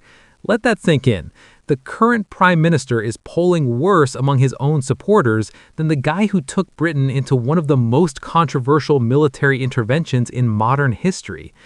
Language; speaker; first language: English; native; English